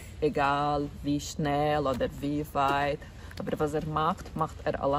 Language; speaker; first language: German; non-native, fluent; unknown